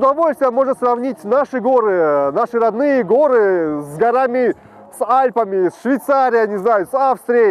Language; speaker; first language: Russian; non-native, local second language; Tajik